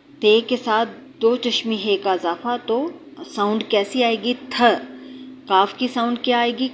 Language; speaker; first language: Urdu; native; Urdu